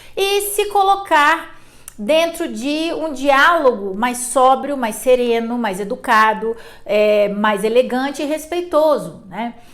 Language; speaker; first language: Portuguese; native; Portuguese